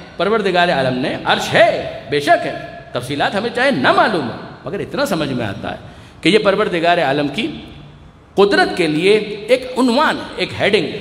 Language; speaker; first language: Urdu; non-native, local second language; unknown